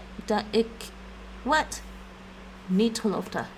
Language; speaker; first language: Dutch; non-native, learner; English